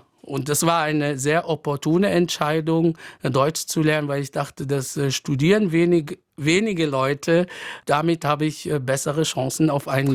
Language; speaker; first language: German; non-native, fluent; Arabic